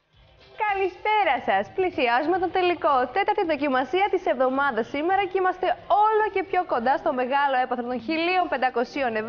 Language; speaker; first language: Greek; native; Greek